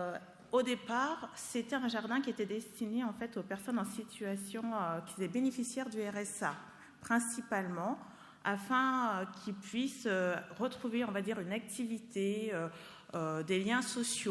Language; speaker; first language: French; native; French